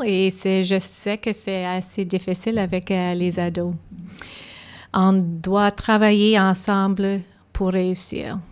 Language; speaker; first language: French; non-native, local second language; English